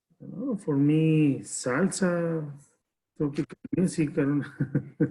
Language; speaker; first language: English; non-native, learner; Spanish